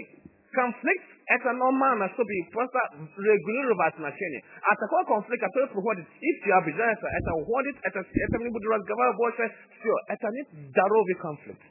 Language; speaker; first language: Russian; non-native, fluent; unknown